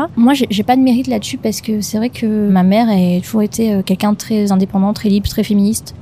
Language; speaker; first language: French; native; French